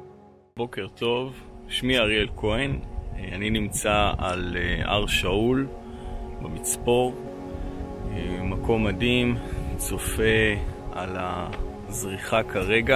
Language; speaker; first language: Hebrew; native; Hebrew